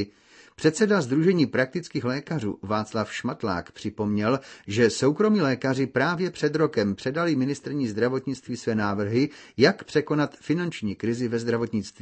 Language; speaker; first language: Czech; native; Czech